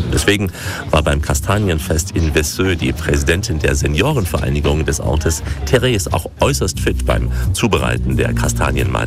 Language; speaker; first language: German; native; German